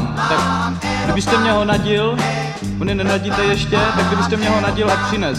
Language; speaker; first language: Czech; native; Czech